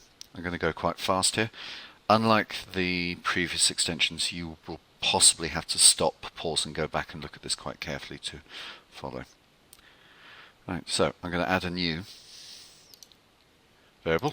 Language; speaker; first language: English; native; English